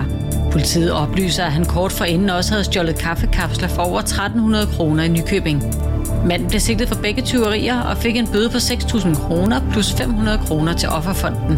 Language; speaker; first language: Danish; native; Danish